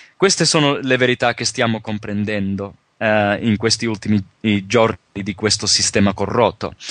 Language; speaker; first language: Italian; early bilingual, heritage; Italian